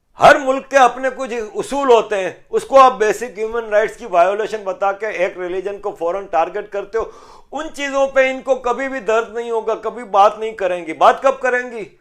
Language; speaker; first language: Urdu; native; Urdu